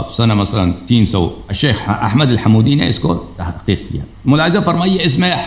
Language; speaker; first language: Urdu; native; Urdu